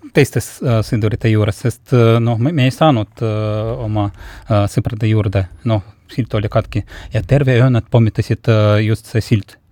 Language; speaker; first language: Estonian; non-native, local second language; Russian